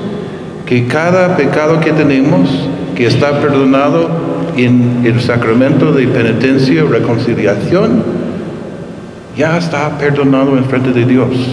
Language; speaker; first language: Spanish; non-native, fluent; English